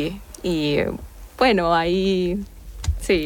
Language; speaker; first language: Spanish; non-native, fluent; German